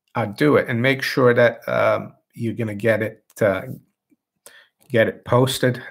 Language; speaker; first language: English; non-native, fluent; Portuguese